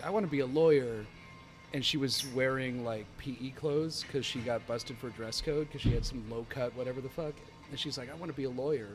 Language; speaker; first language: English; native; English